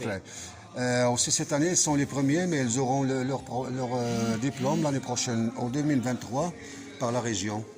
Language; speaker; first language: French; non-native, fluent; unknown